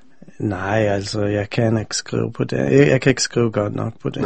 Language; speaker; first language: Danish; non-native, fluent; English